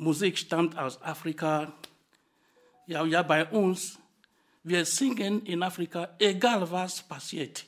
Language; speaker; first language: German; non-native, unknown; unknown